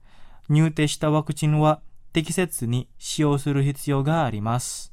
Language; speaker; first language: Japanese; non-native, fluent; Indonesian